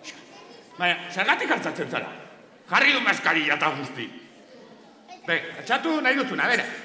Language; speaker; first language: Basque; non-native, local second language; Spanish